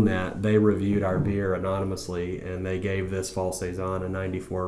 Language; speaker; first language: English; native; English